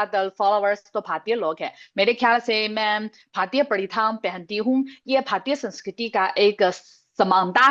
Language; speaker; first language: Hindi; non-native, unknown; Chinese